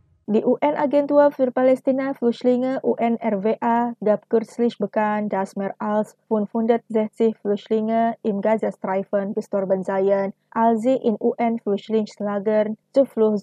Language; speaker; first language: German; non-native, fluent; Indonesian